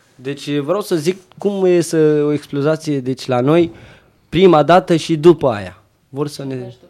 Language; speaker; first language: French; non-native, fluent; Romany